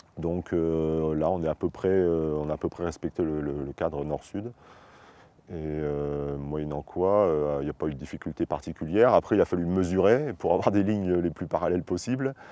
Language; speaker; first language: French; native; French